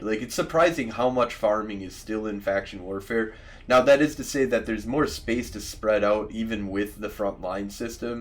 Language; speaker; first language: English; native; English